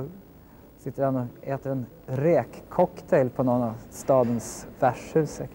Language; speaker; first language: Swedish; native; Swedish